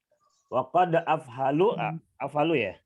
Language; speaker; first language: Arabic; non-native, learner; Indonesian